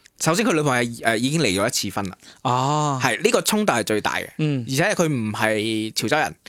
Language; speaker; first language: Cantonese; non-native, local second language; Min Nan Chinese